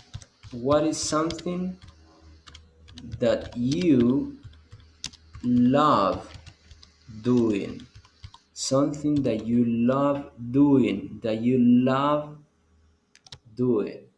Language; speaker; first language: English; non-native, fluent; Spanish